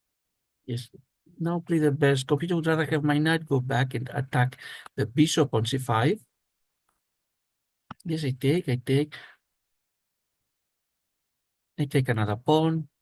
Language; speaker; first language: English; non-native, fluent; Greek